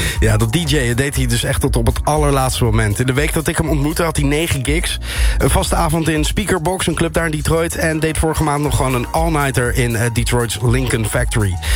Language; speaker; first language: Dutch; native; Dutch